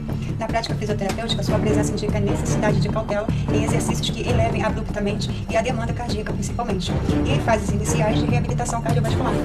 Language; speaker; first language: Portuguese; native; Portuguese